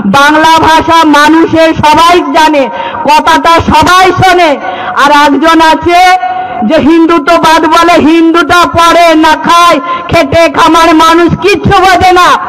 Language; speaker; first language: Bangla; non-native, local second language; Santali